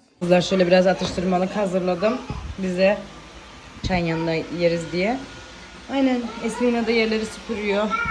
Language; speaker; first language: Turkish; early bilingual, heritage; Turkish